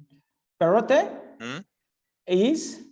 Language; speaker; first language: English; non-native, learner; Spanish